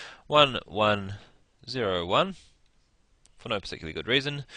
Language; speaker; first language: English; native; English